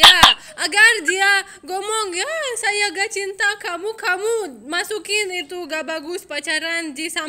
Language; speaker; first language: Indonesian; non-native, learner; Russian